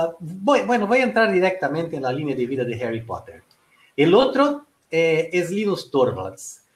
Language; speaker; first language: Spanish; non-native, fluent; Portuguese